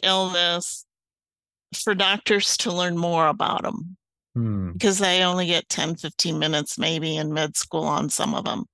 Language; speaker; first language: English; native; English